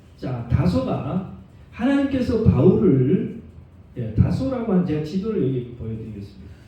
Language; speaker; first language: Korean; native; Korean